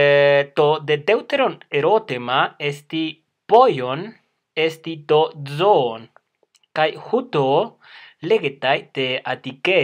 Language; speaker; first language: Greek; non-native, fluent; Spanish